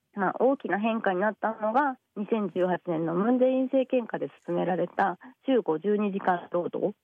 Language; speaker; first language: Japanese; native; Japanese